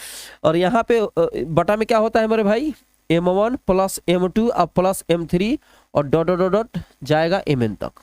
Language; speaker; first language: Hindi; non-native, local second language; Bhojpuri